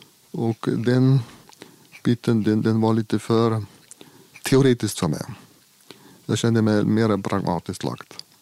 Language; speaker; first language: Swedish; non-native, fluent; German